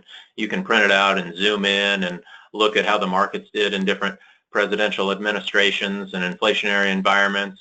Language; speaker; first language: English; native; English